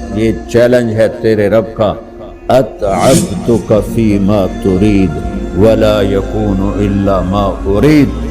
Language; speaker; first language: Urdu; non-native, local second language; Punjabi